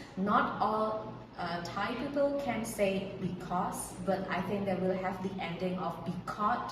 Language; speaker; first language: English; non-native, fluent; Indonesian